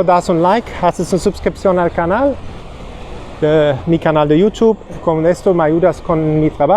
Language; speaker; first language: Spanish; non-native, learner; German